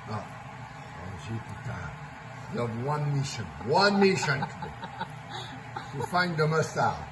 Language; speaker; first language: English; non-native, fluent; French